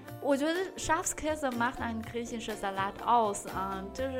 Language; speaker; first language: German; non-native, fluent; Chinese